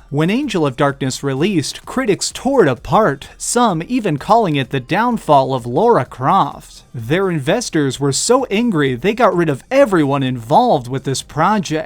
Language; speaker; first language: English; native; English